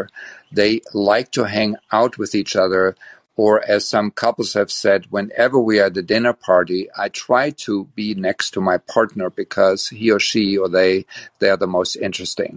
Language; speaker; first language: English; non-native, fluent; German